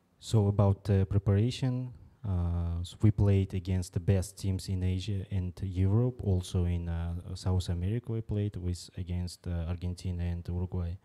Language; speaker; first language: English; non-native, fluent; Uzbek